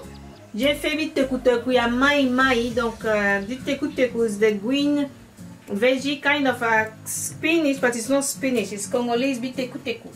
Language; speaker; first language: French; non-native, local second language; Lingala